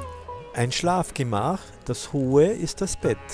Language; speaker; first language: German; native; German